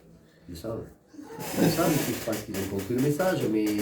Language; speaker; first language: French; native; French